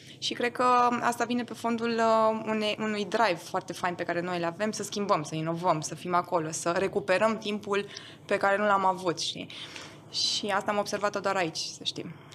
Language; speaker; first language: Romanian; non-native, local second language; German